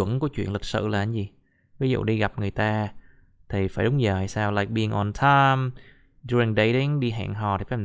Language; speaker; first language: Vietnamese; native; Vietnamese